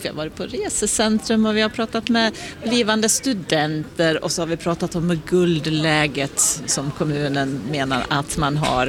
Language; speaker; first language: Swedish; native; Swedish